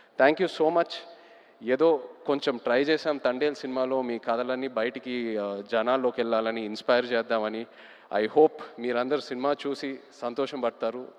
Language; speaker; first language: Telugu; native; Telugu